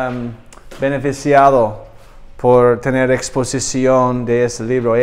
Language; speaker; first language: Spanish; non-native, learner; English